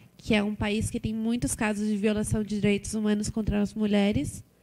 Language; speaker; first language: Portuguese; native; Portuguese